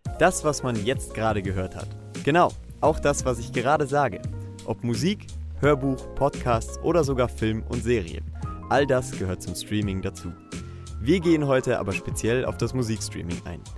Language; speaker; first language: German; native; German